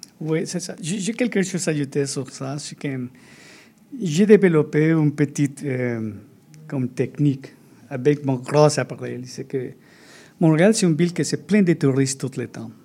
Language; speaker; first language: French; non-native, fluent; Spanish